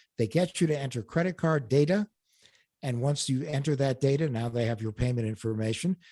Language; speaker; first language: English; native; English